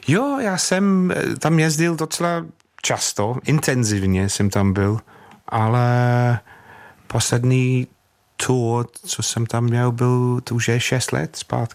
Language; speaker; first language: Czech; non-native, fluent; English